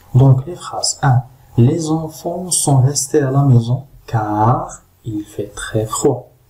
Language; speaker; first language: French; non-native, local second language; Arabic